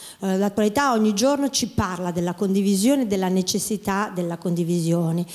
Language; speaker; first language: Italian; native; Italian